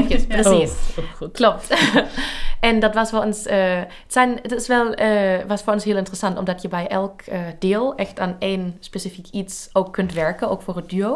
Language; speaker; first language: Dutch; native; Dutch